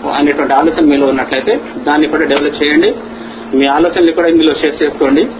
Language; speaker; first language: Telugu; non-native, local second language; Urdu